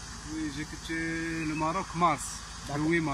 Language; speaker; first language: French; non-native, local second language; Arabic